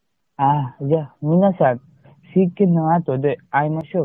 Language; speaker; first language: Japanese; non-native, learner; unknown